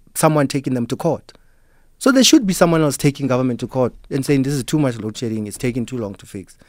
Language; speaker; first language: English; non-native, local second language; Southern Sotho